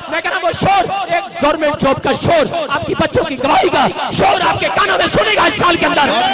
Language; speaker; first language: Hindi; non-native, local second language; Punjabi